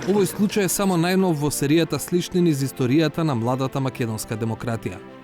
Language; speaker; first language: Macedonian; native; Macedonian